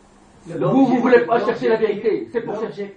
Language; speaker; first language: French; non-native, fluent; Arabic